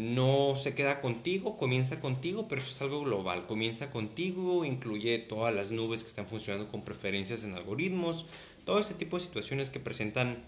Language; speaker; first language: Spanish; native; Spanish